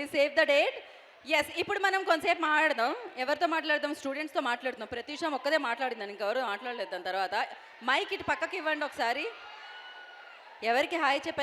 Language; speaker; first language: Telugu; native; Telugu